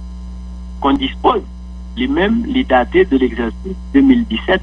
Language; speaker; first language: French; non-native, local second language; Haitian Creole